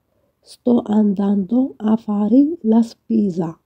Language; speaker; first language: Italian; non-native, fluent; Arabic